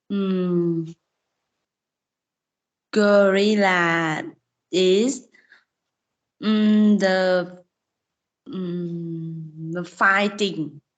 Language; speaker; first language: English; non-native, learner; Vietnamese